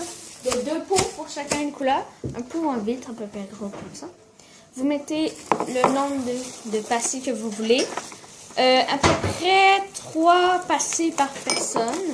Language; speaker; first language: French; native; French